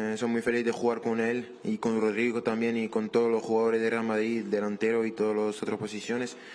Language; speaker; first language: Spanish; non-native, learner; French